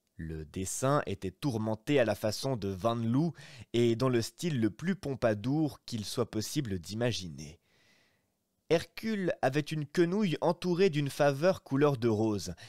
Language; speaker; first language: French; native; French